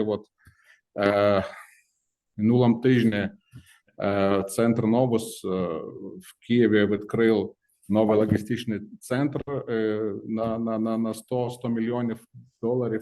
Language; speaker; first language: Ukrainian; non-native, fluent; Lithuanian